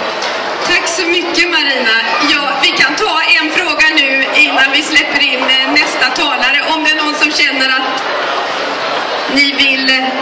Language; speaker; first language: Swedish; native; Swedish